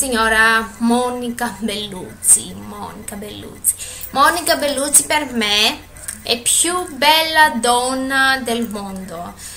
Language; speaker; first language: Italian; non-native, learner; Greek